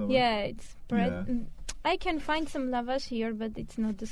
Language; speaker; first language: English; non-native, learner; Armenian